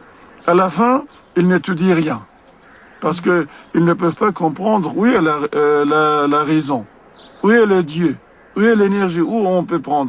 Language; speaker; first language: French; non-native, learner; Uzbek